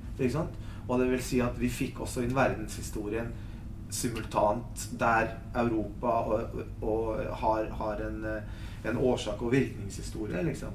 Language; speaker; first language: Norwegian; early bilingual, other home language; Spanish